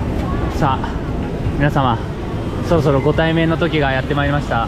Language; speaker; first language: Japanese; native; Japanese